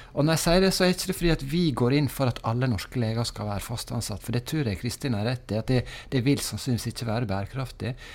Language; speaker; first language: Norwegian; native; Norwegian